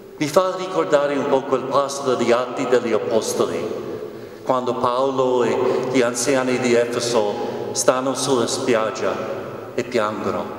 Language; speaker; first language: Italian; non-native, fluent; English